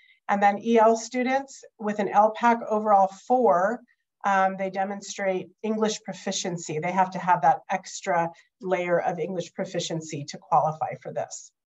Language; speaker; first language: English; native; English